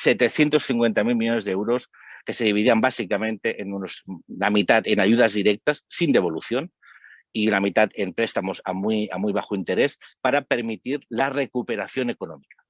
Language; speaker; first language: Spanish; native; Spanish